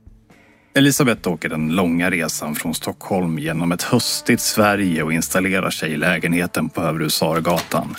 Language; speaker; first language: Swedish; native; Swedish